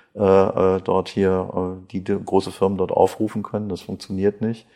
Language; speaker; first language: German; native; German